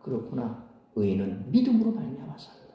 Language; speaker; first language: Korean; native; Korean